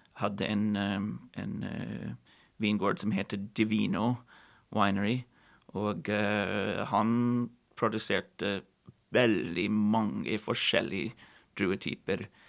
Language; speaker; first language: Norwegian; non-native, fluent; English